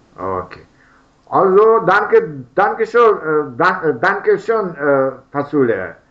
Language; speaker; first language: German; non-native, learner; Russian